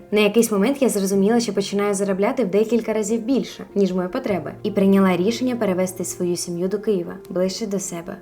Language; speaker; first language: Ukrainian; non-native, local second language; Russian